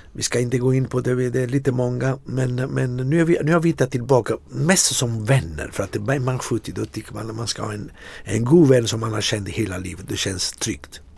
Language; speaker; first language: Swedish; non-native, fluent; Italian